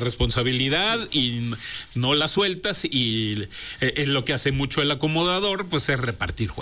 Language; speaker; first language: Spanish; native; Spanish